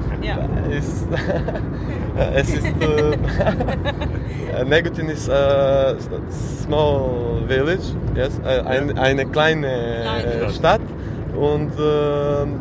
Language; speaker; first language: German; non-native, learner; Serbian